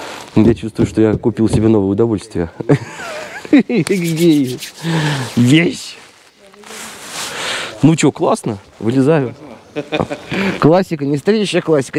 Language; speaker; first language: Russian; native; Russian